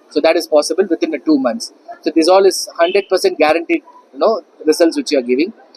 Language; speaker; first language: English; non-native, local second language; Tamil